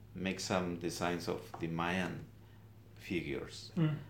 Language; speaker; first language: English; non-native, fluent; Spanish